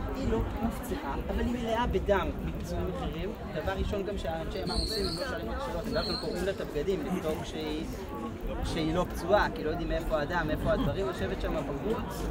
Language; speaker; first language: Hebrew; native; Hebrew